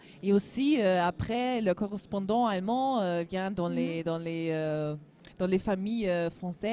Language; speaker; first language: French; non-native, learner; German